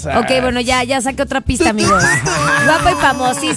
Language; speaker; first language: Spanish; native; Spanish